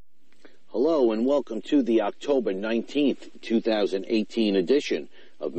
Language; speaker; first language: English; native; English